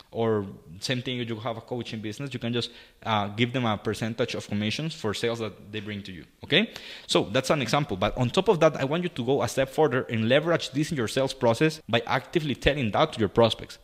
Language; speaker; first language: English; non-native, fluent; Spanish